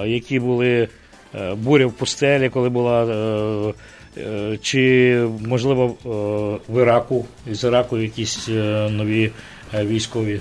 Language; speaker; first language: Ukrainian; native; Ukrainian